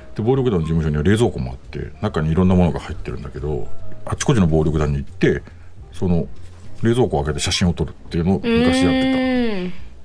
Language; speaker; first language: Japanese; native; Japanese